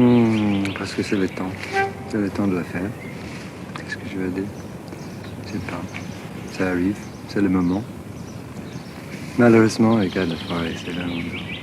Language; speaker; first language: French; non-native, learner; English